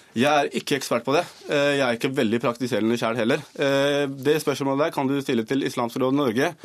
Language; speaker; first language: Norwegian; early bilingual, other home language; Urdu